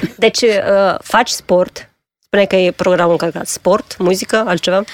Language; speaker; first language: Romanian; native; Romanian